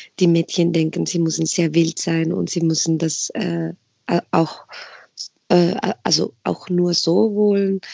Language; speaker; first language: German; non-native, fluent; Spanish